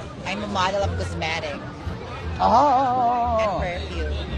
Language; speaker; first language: English; non-native, local second language; Cebuano